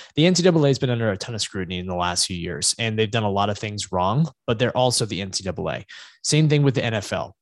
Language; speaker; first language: English; native; English